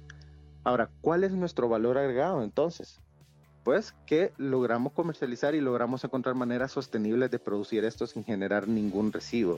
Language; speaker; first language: Spanish; native; Spanish